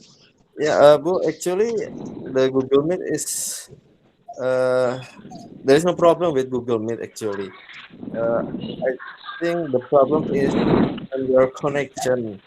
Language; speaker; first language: English; non-native, learner; Indonesian